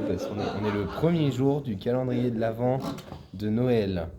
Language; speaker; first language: French; native; French